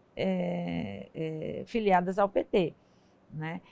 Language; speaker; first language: Portuguese; native; Portuguese